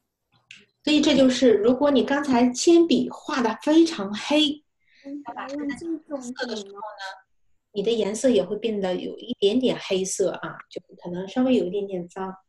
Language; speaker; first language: Chinese; native; Chinese